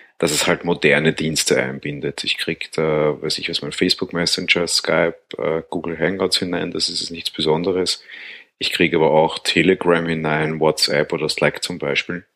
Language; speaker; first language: German; native; German